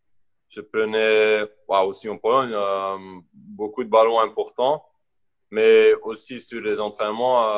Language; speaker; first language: French; non-native, local second language; Dutch